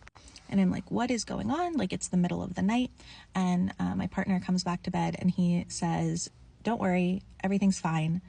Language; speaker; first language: English; native; English